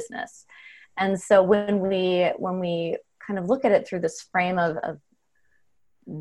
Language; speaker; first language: English; native; English